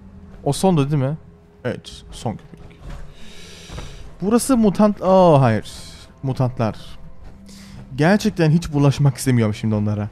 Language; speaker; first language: Turkish; early bilingual, heritage; Turkish